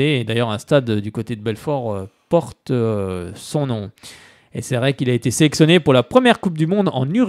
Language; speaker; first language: French; native; French